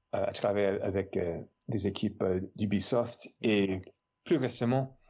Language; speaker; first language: French; non-native, fluent; English